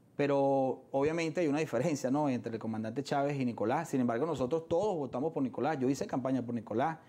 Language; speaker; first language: Spanish; native; Spanish